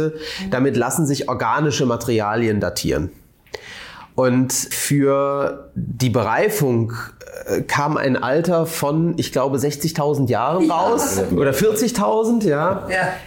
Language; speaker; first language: German; native; German